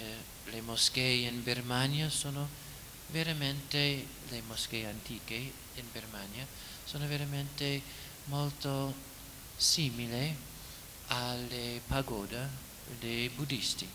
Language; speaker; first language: Italian; non-native, fluent; English